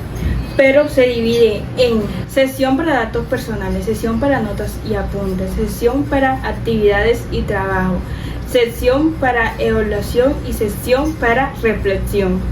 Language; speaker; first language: Spanish; native; Spanish